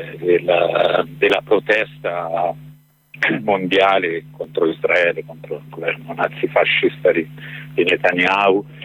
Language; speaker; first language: Italian; native; Italian